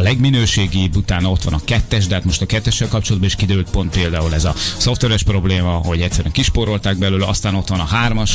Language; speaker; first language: Hungarian; native; Hungarian